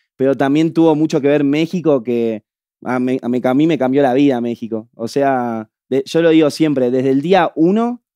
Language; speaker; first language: Spanish; native; Spanish